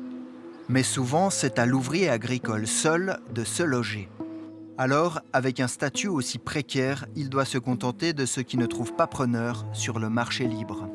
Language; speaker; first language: French; native; French